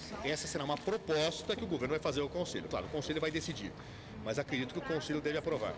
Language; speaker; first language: Portuguese; native; Portuguese